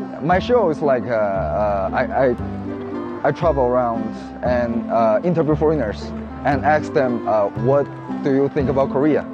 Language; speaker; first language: English; non-native, fluent; Korean